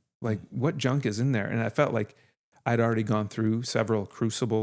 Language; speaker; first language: English; native; English